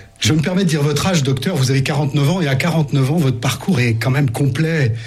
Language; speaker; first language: French; native; French